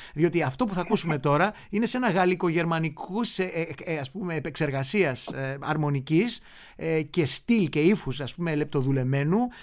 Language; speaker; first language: Greek; native; Greek